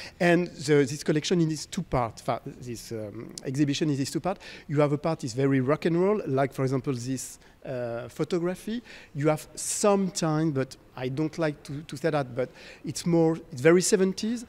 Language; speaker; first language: English; non-native, fluent; French